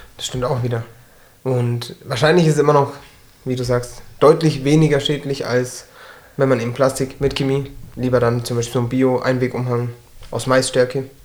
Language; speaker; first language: German; early bilingual, other home language; Turkish